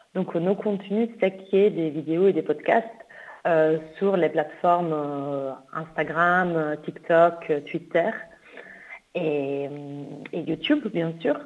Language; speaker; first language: French; non-native, fluent; Italian